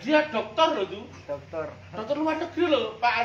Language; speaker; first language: Indonesian; native; Indonesian